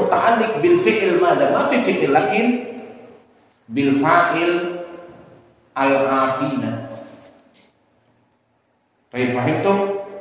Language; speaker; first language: Arabic; non-native, learner; Indonesian